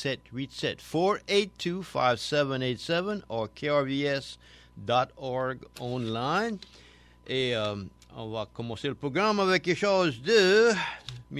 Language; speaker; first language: French; native; French